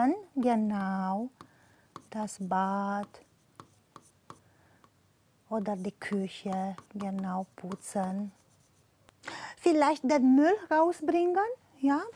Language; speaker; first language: German; non-native, fluent; Romanian